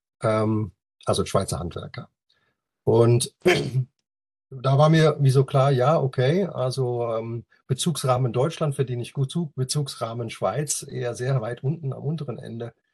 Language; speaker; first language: German; native; German